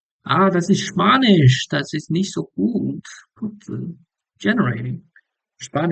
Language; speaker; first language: German; non-native, learner; English